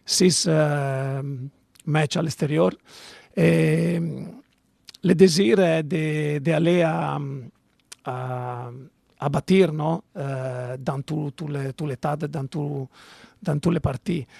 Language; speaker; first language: French; non-native, fluent; Italian